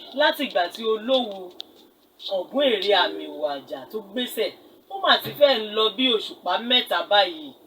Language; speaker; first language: Yoruba; native; Yoruba